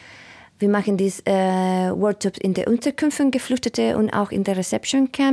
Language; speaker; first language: German; non-native, learner; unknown